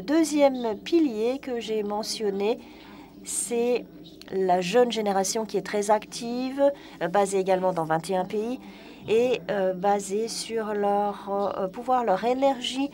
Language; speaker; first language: French; non-native, fluent; Polish